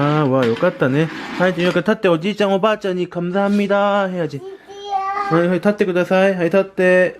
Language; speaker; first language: Japanese; non-native, fluent; Korean